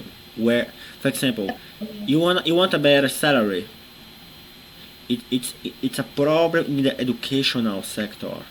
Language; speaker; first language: English; non-native, fluent; Portuguese